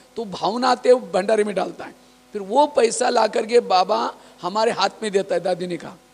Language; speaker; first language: Hindi; non-native, local second language; Marathi